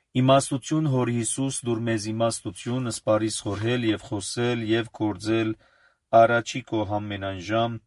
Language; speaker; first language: Armenian; early bilingual, heritage; Armenian